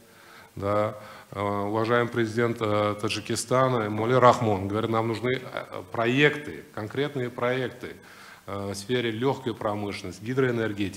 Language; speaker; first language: Russian; non-native, fluent; Korean